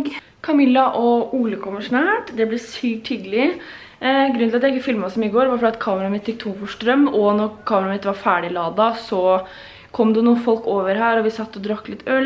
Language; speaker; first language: Norwegian; native; Norwegian